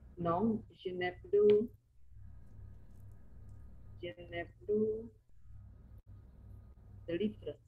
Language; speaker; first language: French; non-native, learner; Indonesian